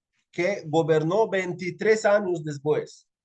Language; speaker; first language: Spanish; non-native, fluent; Arabic